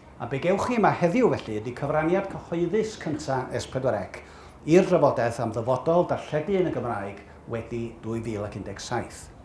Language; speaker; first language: Welsh; native; Welsh